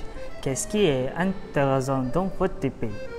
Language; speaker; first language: French; non-native, learner; Malay